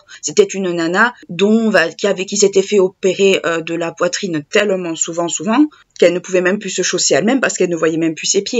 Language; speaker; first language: French; native; French